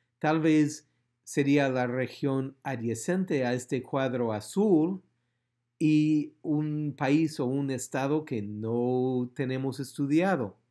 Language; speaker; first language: Spanish; non-native, fluent; English